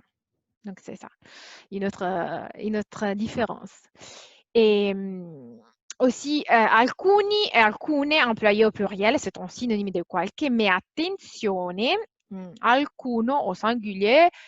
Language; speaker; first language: French; non-native, fluent; Italian